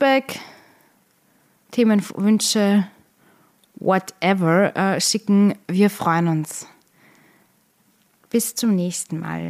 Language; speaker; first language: German; native; German